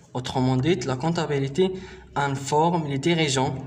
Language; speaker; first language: French; non-native, local second language; Arabic